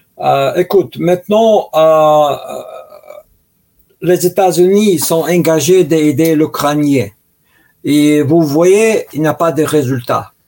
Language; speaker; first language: French; non-native, learner; Russian